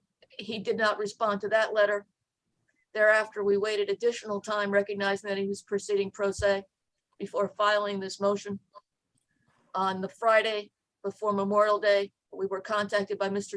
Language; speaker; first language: English; native; English